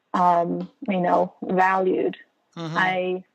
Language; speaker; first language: English; non-native, fluent; Portuguese